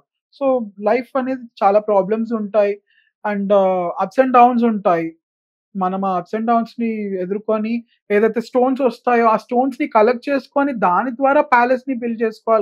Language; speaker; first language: Telugu; native; Telugu